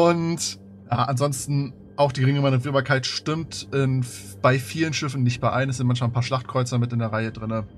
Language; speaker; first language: German; native; German